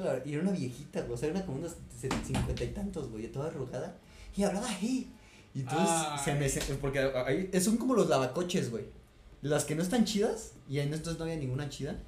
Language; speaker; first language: Spanish; native; Spanish